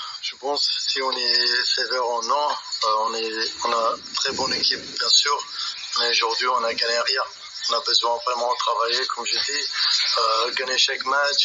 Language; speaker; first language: French; non-native, learner; Arabic